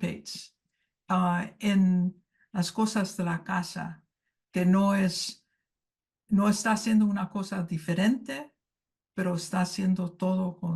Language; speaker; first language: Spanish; early bilingual, heritage; Spanish